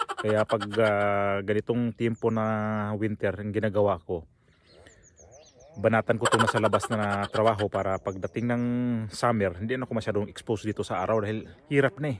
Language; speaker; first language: Filipino; native; Filipino